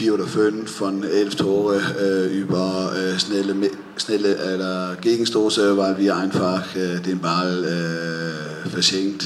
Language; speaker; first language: German; non-native, fluent; Danish